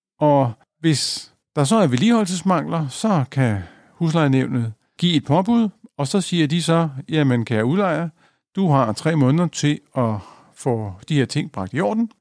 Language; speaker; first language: Danish; native; Danish